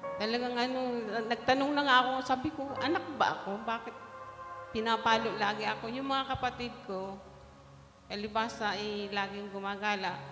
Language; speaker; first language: Filipino; non-native, local second language; Bikol